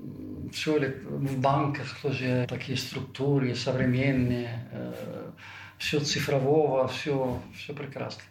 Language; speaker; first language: Russian; non-native, fluent; Italian